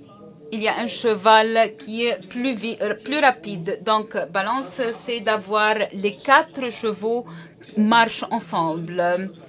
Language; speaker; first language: French; non-native, local second language; Arabic